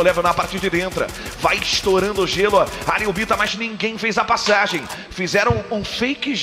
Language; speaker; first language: Portuguese; native; Portuguese